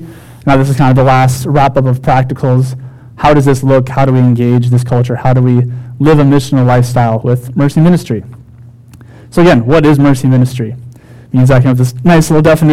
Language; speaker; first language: English; native; English